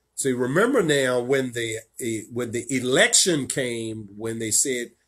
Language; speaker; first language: English; native; English